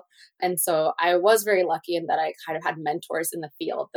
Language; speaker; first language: English; native; English